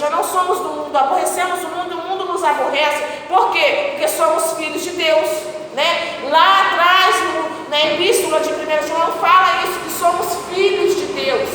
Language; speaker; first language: Portuguese; native; Portuguese